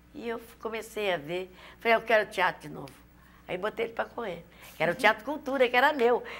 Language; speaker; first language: Portuguese; native; Portuguese